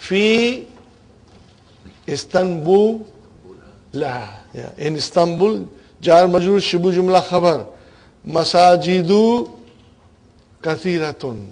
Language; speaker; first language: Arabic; non-native, fluent; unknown